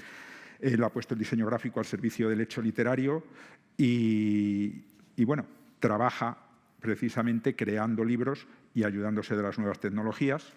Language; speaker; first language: Spanish; native; Spanish